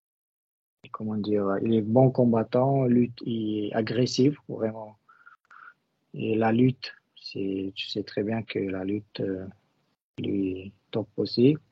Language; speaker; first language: French; non-native, learner; Russian